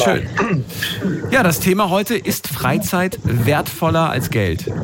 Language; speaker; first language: German; native; German